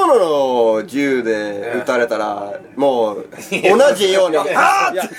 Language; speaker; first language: Japanese; non-native, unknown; Swedish